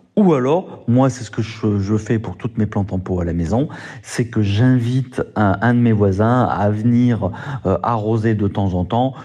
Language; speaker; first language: French; native; French